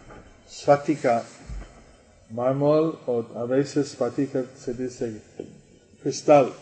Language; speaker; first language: Spanish; non-native, learner; English